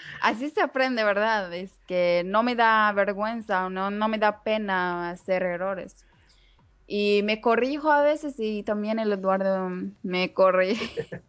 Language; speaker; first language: Spanish; non-native, learner; Hebrew